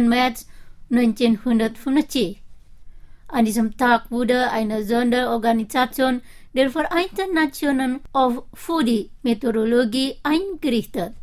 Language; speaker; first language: German; non-native, fluent; Indonesian